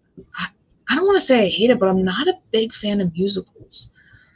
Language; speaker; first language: English; native; English